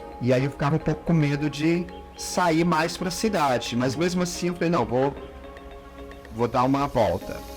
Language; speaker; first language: Portuguese; native; Portuguese